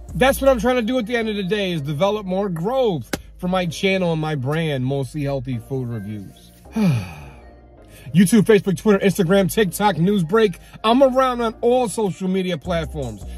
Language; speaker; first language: English; native; English